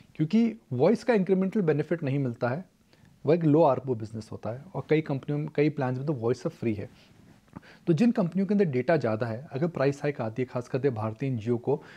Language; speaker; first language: Hindi; native; Hindi